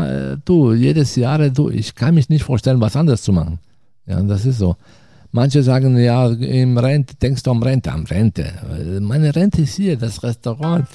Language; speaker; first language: German; non-native, fluent; Italian